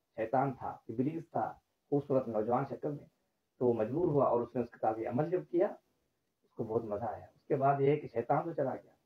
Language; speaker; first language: Urdu; non-native, local second language; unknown